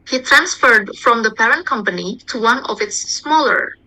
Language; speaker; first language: English; non-native, fluent; Indonesian